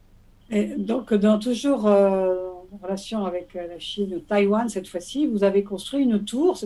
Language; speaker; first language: French; native; French